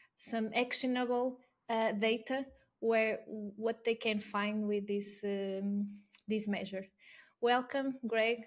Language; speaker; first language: English; non-native, fluent; Portuguese